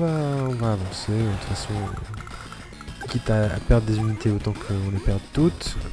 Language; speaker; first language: French; native; French